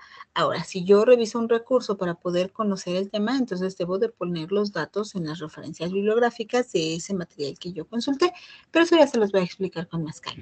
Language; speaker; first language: Spanish; native; Spanish